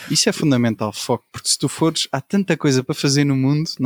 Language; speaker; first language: Portuguese; native; Portuguese